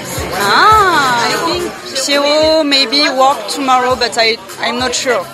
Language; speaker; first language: English; non-native, learner; French